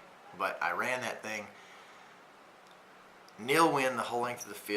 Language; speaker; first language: English; native; English